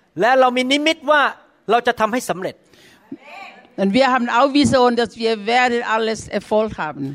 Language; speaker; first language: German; non-native, learner; Thai